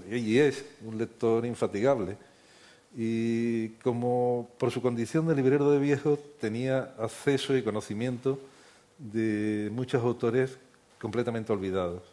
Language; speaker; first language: Spanish; native; Spanish